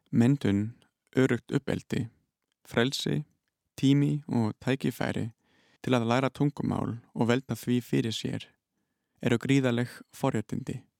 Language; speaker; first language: Icelandic; non-native, fluent; German